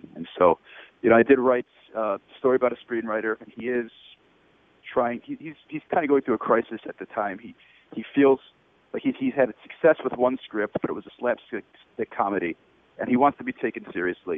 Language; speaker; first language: English; native; English